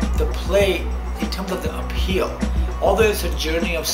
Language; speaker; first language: English; native; English